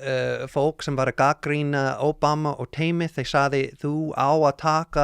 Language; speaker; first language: Icelandic; non-native, learner; English